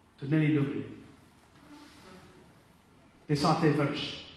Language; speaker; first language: Czech; non-native, learner; Polish